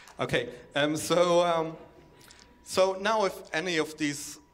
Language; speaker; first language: English; non-native, fluent; German